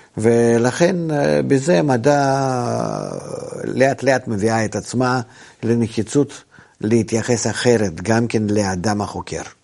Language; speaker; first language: Hebrew; non-native, fluent; Russian